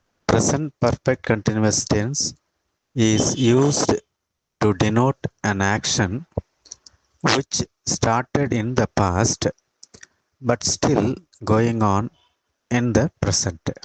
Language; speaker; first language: English; non-native, local second language; Tamil